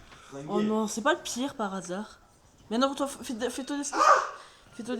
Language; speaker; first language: French; native; French